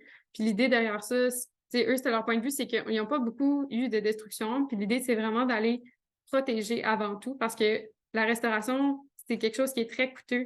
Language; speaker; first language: French; native; French